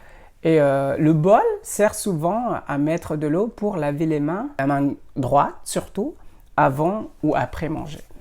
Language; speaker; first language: French; non-native, fluent; Indonesian